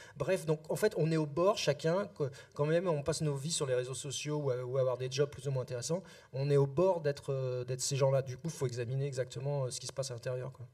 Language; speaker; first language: French; native; French